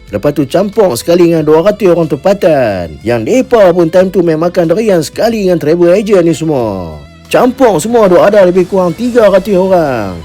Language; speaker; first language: Malay; native; Malay